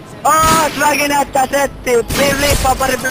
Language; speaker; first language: Finnish; native; Finnish